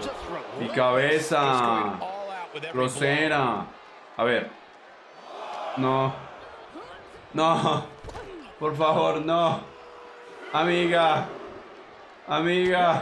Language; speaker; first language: Spanish; native; Spanish